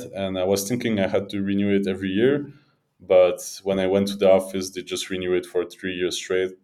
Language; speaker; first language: English; native; English